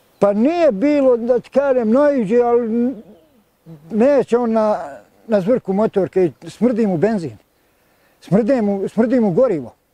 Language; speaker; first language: Bosnian; native; Bosnian